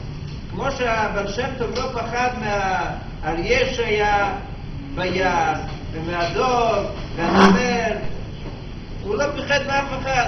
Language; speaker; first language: Hebrew; non-native, fluent; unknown